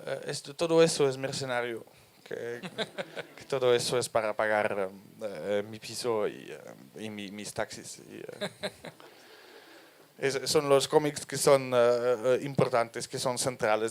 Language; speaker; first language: Spanish; non-native, fluent; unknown